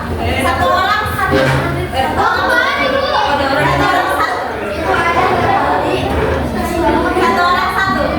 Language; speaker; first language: Indonesian; native; Indonesian